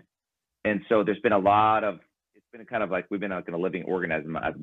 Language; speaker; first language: English; early bilingual, other home language; Ukrainian